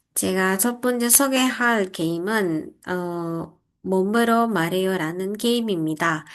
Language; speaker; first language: Korean; non-native, fluent; Indonesian